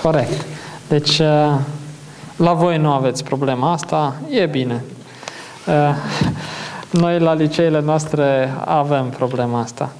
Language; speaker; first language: Romanian; native; Romanian